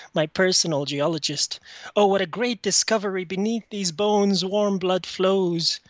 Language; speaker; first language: English; non-native, fluent; French